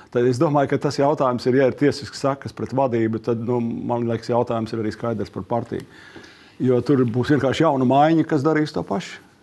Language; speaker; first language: Latvian; native; Latvian